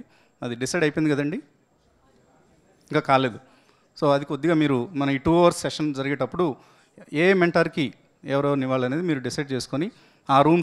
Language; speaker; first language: Telugu; native; Telugu